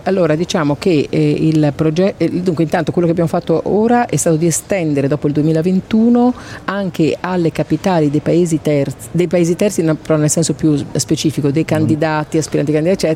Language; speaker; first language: Italian; native; Italian